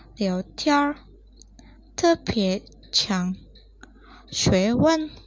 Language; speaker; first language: Chinese; non-native, learner; Indonesian